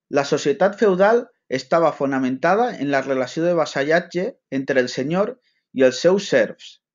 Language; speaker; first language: Catalan; non-native, local second language; Spanish